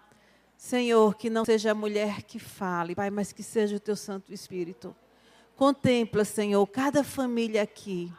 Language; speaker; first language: Portuguese; native; Portuguese